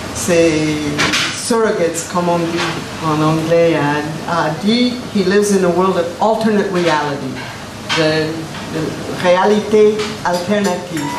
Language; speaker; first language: French; non-native, fluent; English